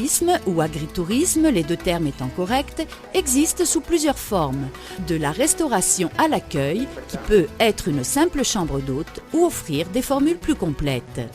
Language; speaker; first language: French; native; French